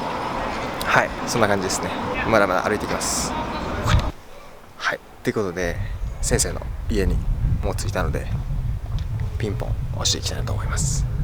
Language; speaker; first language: Japanese; native; Japanese